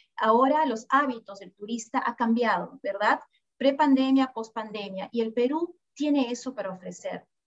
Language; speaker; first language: Spanish; native; Spanish